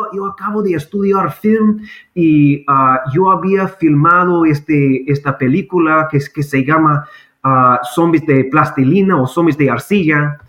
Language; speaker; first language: Spanish; non-native, learner; English